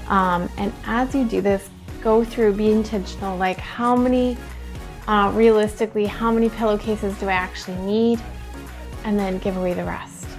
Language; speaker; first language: English; native; English